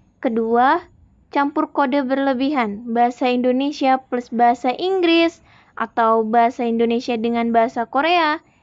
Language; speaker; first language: Indonesian; native; Indonesian